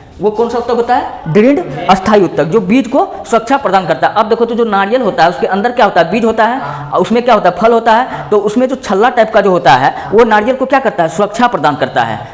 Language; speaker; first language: Hindi; native; Hindi